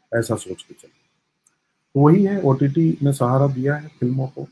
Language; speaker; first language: Hindi; native; Hindi